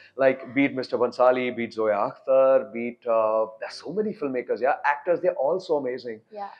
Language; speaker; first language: English; non-native, local second language; Hindi